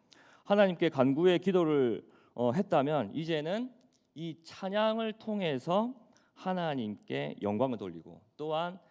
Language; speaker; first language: Korean; native; Korean